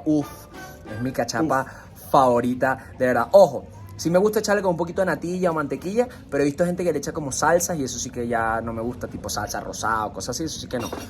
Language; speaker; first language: Spanish; native; Spanish